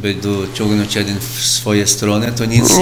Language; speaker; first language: Polish; early bilingual, heritage; Polish